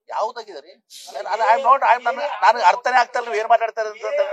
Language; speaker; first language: Kannada; native; Kannada